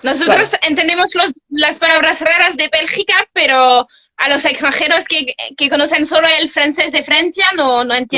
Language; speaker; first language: Spanish; non-native, fluent; French